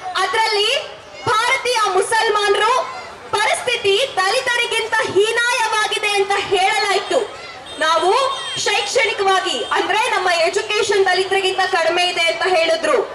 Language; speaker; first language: Kannada; non-native, local second language; Urdu